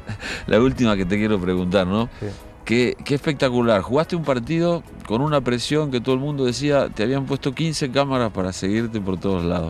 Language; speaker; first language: Spanish; native; Spanish